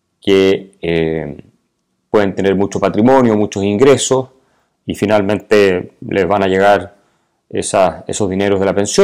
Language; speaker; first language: Spanish; native; Spanish